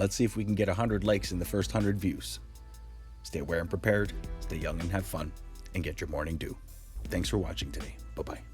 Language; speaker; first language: English; native; English